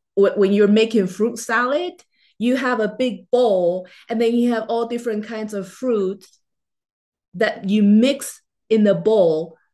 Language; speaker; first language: English; non-native, fluent; Chinese